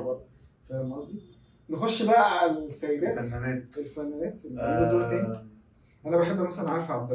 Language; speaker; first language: Arabic; native; Arabic